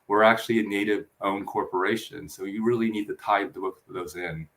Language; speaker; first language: English; native; English